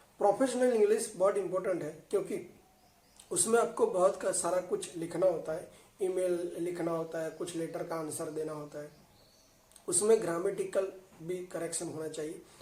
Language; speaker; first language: Hindi; non-native, local second language; Gujarati